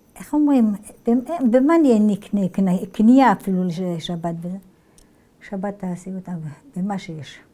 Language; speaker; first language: Hebrew; early bilingual, other home language; Arabic